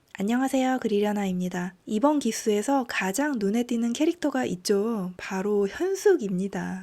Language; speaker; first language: Korean; native; Korean